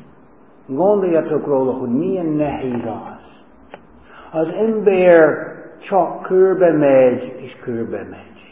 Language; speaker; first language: Hungarian; non-native, fluent; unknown